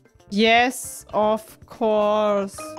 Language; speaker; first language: English; non-native, learner; German